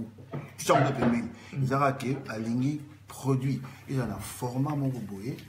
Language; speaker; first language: French; non-native, local second language; Lingala